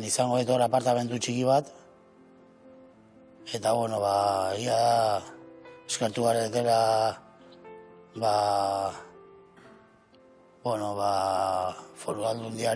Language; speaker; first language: Basque; native; Basque